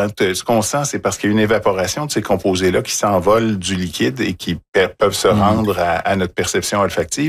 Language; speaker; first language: French; native; French